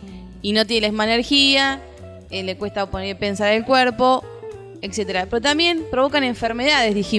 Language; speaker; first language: Spanish; native; Spanish